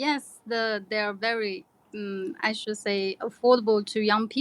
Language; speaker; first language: English; non-native, learner; Chinese